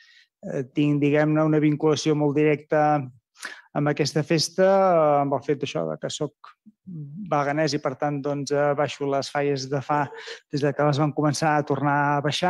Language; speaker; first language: Catalan; native; Catalan